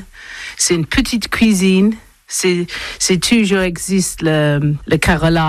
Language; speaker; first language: French; non-native, learner; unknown